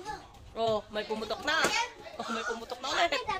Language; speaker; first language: Filipino; native; Filipino